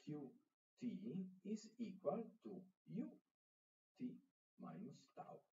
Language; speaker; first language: English; non-native, fluent; Italian